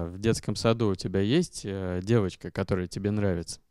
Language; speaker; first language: Russian; native; Russian